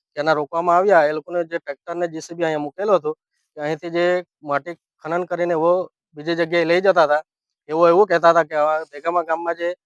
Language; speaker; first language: Gujarati; non-native, local second language; Gamit